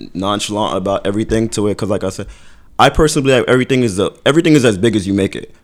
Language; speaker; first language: English; native; English